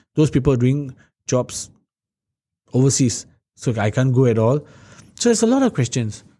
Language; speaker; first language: English; native; English